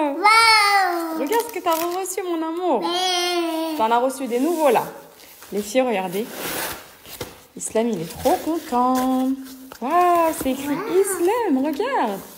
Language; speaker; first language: French; native; French